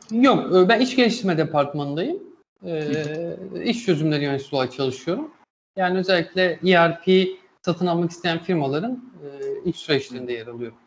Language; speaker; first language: Turkish; native; Turkish